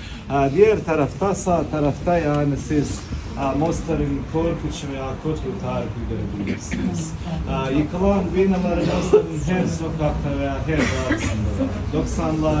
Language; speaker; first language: Turkish; non-native, fluent; Bosnian